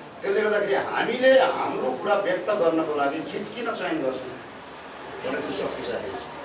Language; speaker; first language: Nepali; non-native, local second language; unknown